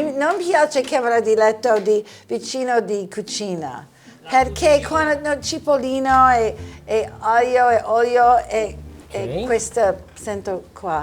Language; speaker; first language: Italian; non-native, learner; English